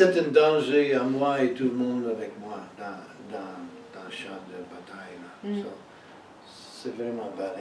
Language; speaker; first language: French; non-native, learner; English